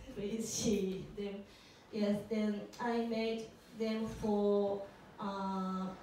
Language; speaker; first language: English; non-native, learner; Japanese